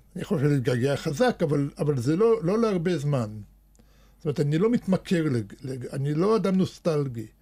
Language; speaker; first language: Hebrew; early bilingual, other home language; Russian